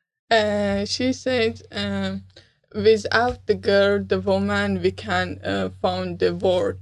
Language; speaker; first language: English; non-native, learner; Persian